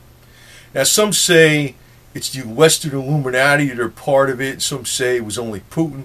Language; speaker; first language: English; native; English